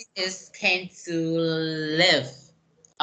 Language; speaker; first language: English; non-native, learner; Vietnamese